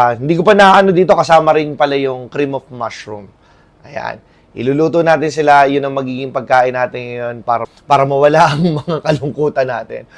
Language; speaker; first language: Filipino; native; Filipino